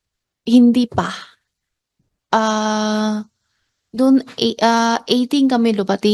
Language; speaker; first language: Filipino; non-native, learner; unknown